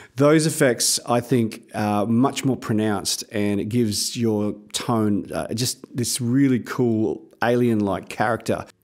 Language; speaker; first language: English; native; English